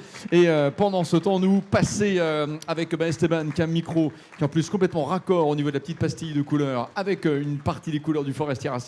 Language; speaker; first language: French; native; French